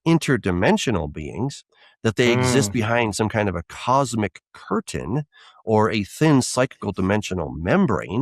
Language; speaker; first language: English; native; English